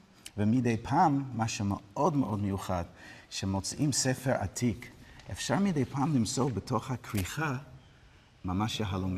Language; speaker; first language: Hebrew; non-native, fluent; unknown